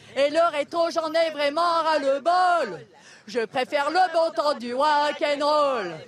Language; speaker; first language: French; native; French